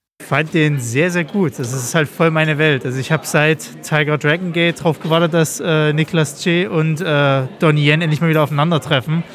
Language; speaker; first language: German; native; German